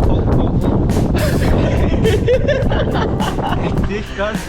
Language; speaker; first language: English; non-native, learner; Japanese